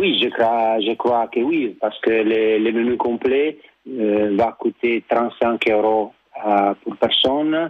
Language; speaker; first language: French; non-native, learner; Italian